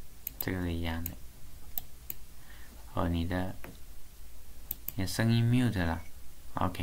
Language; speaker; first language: Chinese; native; Chinese